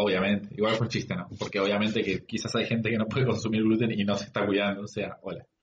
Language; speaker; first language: Spanish; native; Spanish